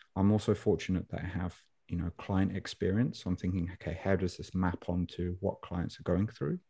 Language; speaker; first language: English; native; English